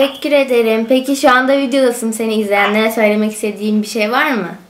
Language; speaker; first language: Turkish; native; Turkish